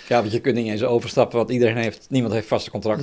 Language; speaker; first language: Dutch; native; Dutch